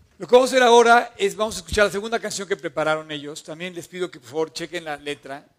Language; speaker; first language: Spanish; native; Spanish